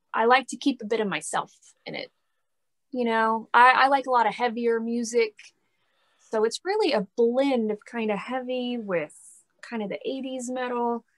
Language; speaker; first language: English; native; English